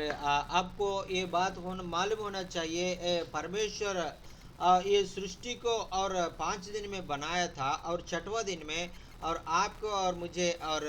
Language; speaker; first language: Hindi; non-native, local second language; Telugu